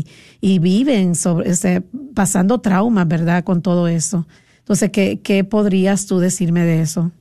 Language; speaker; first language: Spanish; native; Spanish